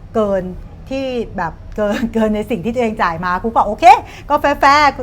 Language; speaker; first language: Thai; native; Thai